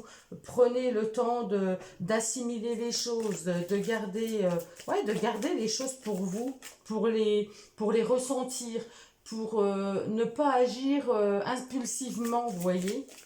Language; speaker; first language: French; native; French